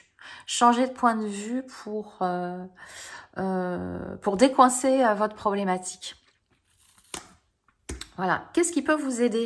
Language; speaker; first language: French; native; French